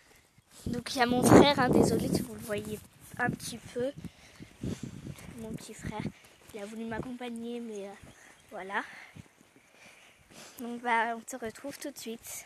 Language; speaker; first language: French; native; French